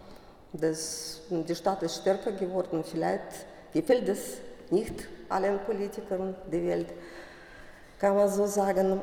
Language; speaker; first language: German; non-native, fluent; Russian